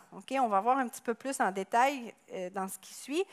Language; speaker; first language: French; native; French